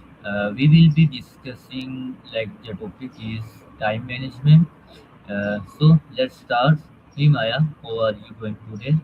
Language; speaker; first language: English; non-native, learner; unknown